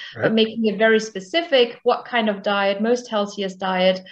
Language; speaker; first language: English; non-native, fluent; German